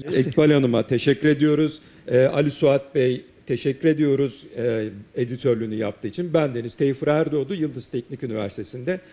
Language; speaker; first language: Turkish; native; Turkish